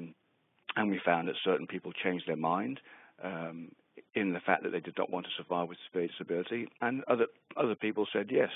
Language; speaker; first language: English; native; English